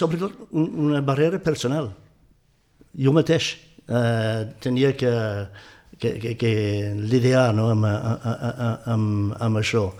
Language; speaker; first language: Catalan; non-native, fluent; English